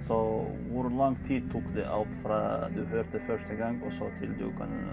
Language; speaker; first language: Norwegian; non-native, fluent; Chechen